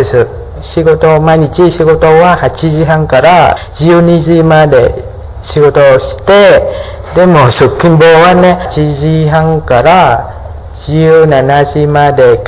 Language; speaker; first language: Japanese; non-native, learner; Vietnamese